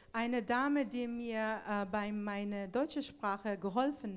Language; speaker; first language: German; non-native, fluent; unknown